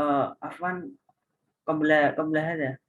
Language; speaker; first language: Arabic; non-native, learner; Indonesian